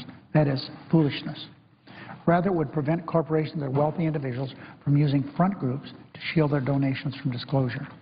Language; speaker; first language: English; native; English